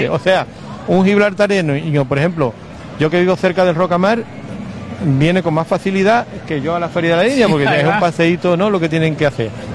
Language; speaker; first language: Spanish; native; Spanish